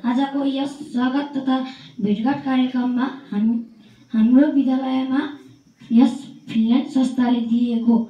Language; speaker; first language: Nepali; native; Nepali